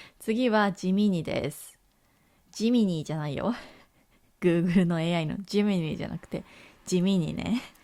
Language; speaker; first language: Japanese; native; Japanese